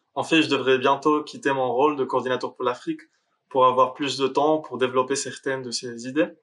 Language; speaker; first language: French; non-native, local second language; Arabic